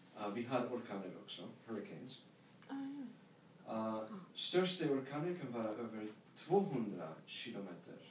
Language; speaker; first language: Swedish; non-native, learner; English